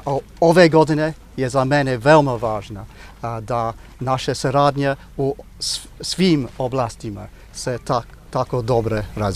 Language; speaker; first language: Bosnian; non-native, fluent; English